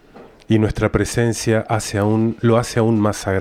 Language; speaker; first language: Spanish; native; Spanish